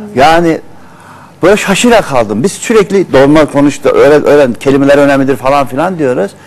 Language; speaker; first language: Turkish; native; Turkish